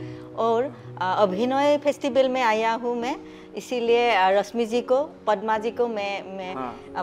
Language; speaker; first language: Hindi; non-native, local second language; Assamese